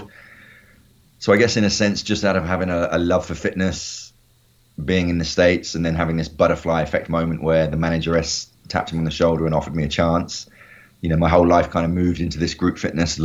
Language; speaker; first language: English; native; English